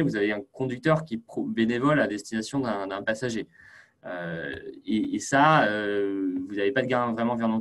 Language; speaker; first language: French; native; French